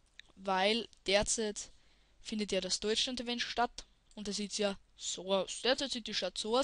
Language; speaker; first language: German; native; German